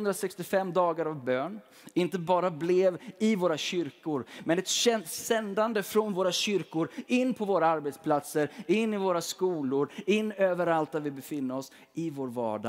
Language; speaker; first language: Swedish; native; Swedish